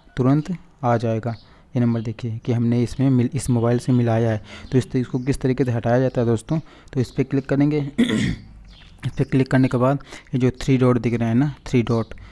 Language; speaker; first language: Hindi; native; Hindi